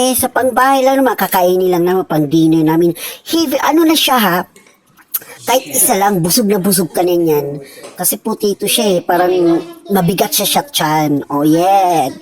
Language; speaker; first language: Filipino; non-native, local second language; Cebuano